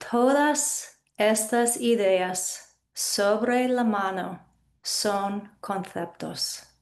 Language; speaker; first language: Spanish; non-native, fluent; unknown